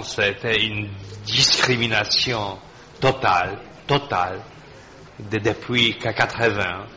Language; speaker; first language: French; non-native, fluent; Polish